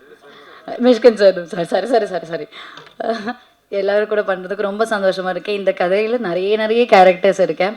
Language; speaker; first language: Tamil; non-native, learner; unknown